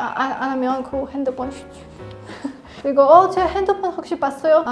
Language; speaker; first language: Korean; non-native, learner; Polish